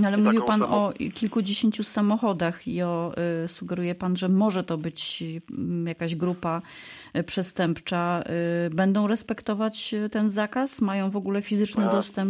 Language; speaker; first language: Polish; native; Polish